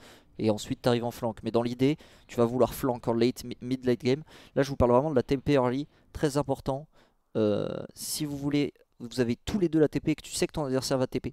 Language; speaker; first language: French; native; French